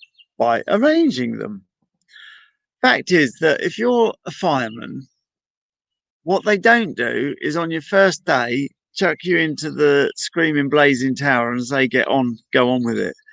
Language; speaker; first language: English; native; English